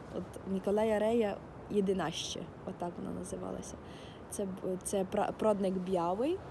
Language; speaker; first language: Ukrainian; non-native, local second language; Russian